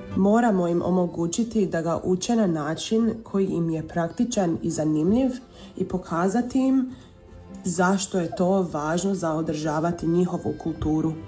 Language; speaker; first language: Croatian; early bilingual, heritage; Croatian